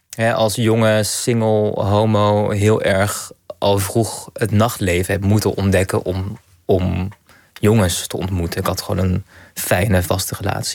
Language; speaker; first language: Dutch; native; Dutch